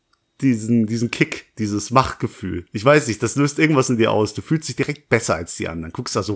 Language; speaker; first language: German; native; German